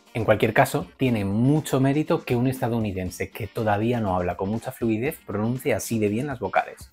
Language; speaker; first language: Spanish; native; Spanish